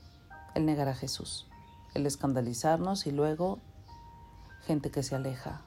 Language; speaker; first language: Spanish; native; Spanish